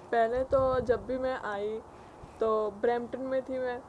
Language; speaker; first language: Hindi; non-native, local second language; Gujarati